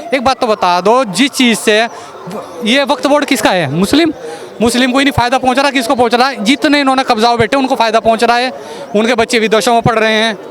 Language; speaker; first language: Hindi; native; Hindi